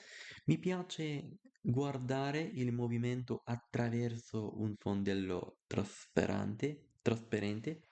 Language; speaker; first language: Italian; non-native, learner; Bulgarian